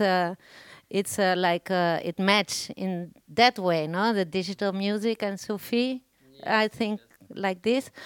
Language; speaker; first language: English; non-native, learner; Spanish